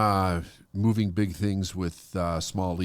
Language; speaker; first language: English; native; English